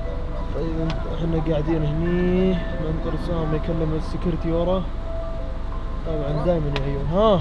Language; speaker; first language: Arabic; native; Arabic